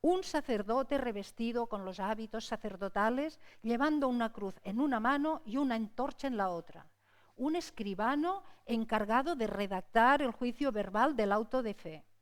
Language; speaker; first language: Spanish; non-native, local second language; Catalan